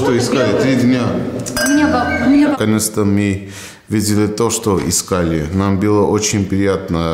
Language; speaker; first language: Russian; non-native, learner; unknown